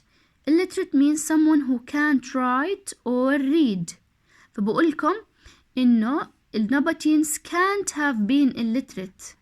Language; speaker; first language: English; non-native, fluent; Arabic